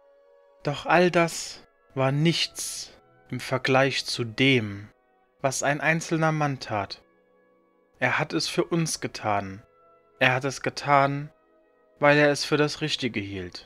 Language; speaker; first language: German; native; German